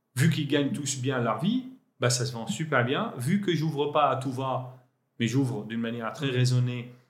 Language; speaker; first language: French; non-native, local second language; Arabic